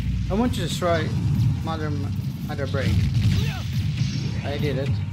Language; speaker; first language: English; non-native, fluent; Portuguese